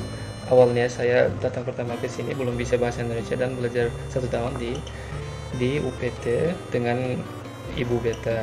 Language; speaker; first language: Indonesian; non-native, learner; Turkmen